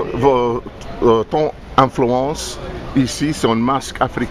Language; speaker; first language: French; non-native, learner; English